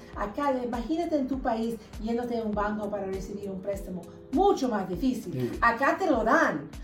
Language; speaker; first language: Spanish; early bilingual, heritage; Spanish